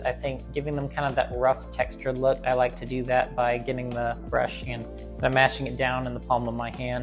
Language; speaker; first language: English; native; English